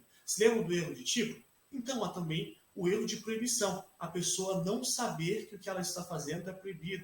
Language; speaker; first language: Portuguese; native; Portuguese